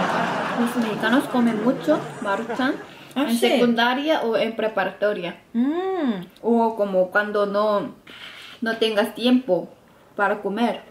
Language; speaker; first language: Spanish; non-native, fluent; Korean